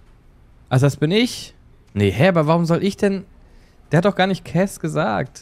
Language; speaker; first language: German; native; German